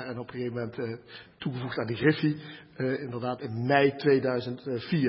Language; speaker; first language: Dutch; native; Dutch